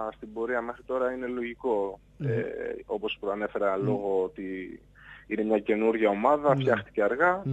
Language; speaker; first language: Greek; native; Greek